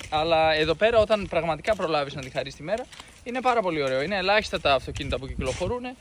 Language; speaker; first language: Greek; native; Greek